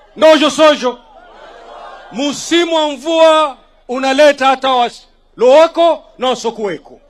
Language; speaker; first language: Swahili; non-native, local second language; Giryama